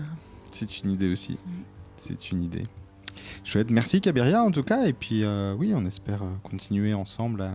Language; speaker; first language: French; native; French